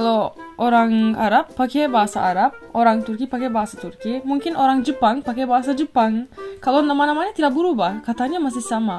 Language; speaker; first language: Indonesian; non-native, fluent; Turkish